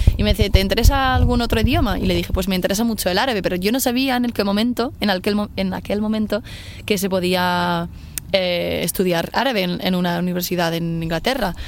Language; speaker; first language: Spanish; non-native, fluent; English